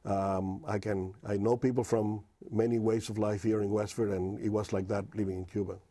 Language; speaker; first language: English; non-native, fluent; Spanish